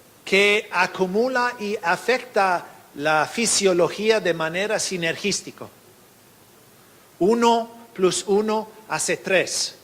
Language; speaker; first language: Spanish; non-native, fluent; English